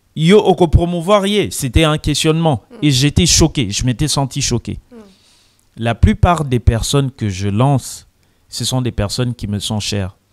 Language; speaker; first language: French; non-native, local second language; Lingala